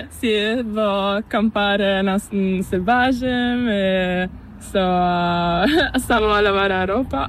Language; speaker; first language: Spanish; non-native, learner; Italian